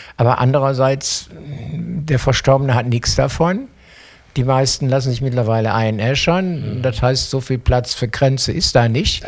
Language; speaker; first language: German; native; German